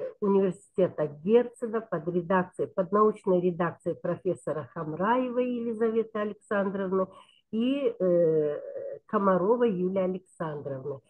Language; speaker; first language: Russian; non-native, local second language; Kyrgyz